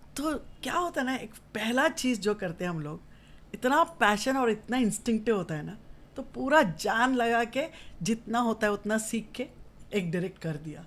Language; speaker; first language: Hindi; non-native, local second language; Kannada